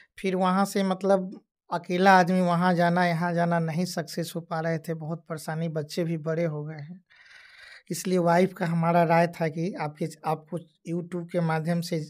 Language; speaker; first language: Hindi; native; Hindi